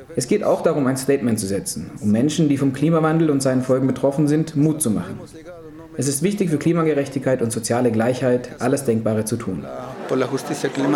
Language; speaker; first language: German; non-native, fluent; Spanish